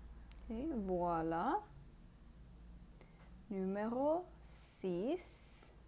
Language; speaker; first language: French; non-native, fluent; English